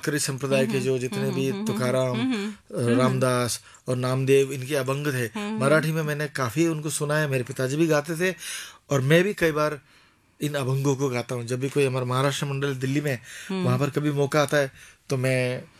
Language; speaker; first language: Hindi; non-native, local second language; Marathi